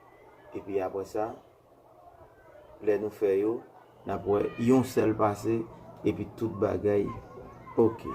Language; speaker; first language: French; non-native, learner; Haitian Creole